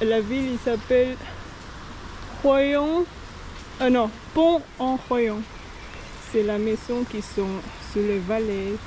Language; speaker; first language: French; non-native, learner; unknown